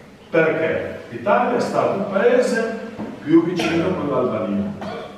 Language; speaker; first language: Italian; non-native, fluent; Albanian